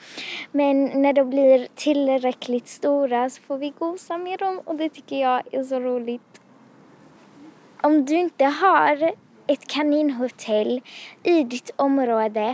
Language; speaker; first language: Swedish; native; Swedish